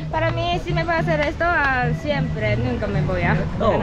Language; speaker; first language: Spanish; non-native, learner; Japanese